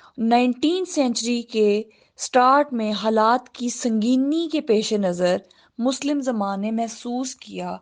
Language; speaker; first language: Urdu; native; Urdu